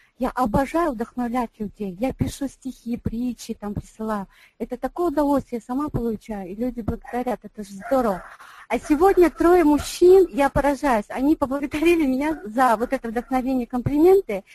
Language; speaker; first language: Russian; non-native, local second language; Tajik